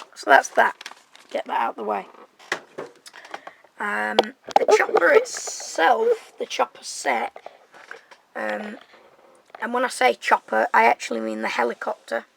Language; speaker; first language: English; native; English